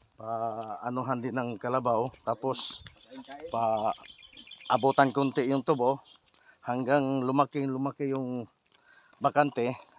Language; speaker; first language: Filipino; non-native, local second language; Hiligaynon